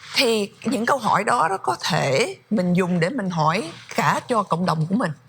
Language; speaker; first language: Vietnamese; early bilingual, other home language; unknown